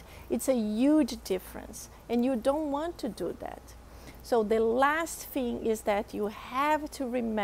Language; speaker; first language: English; non-native, fluent; Portuguese